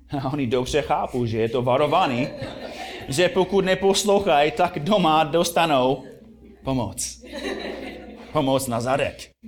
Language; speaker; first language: Czech; non-native, fluent; English